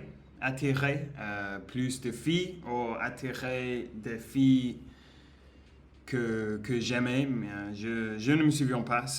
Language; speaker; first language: French; non-native, learner; English